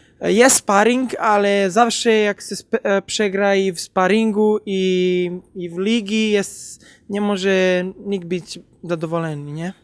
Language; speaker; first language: Polish; non-native, learner; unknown